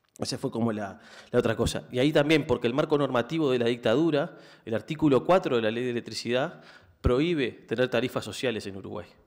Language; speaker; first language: Spanish; native; Spanish